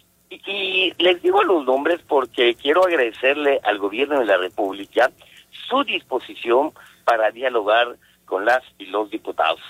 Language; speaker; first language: Spanish; native; Spanish